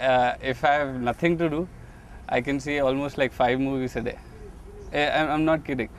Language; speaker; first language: English; non-native, local second language; Telugu